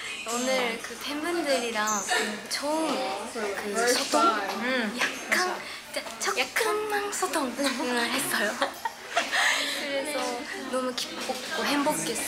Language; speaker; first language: Korean; non-native, fluent; Japanese